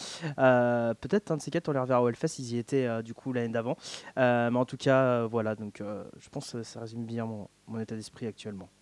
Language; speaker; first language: French; native; French